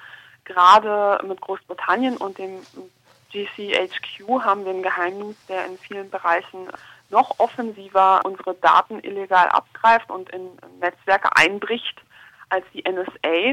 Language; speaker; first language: German; native; German